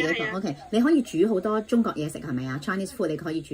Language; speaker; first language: Cantonese; native; Cantonese